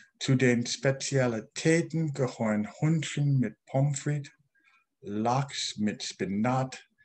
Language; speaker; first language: German; non-native, learner; English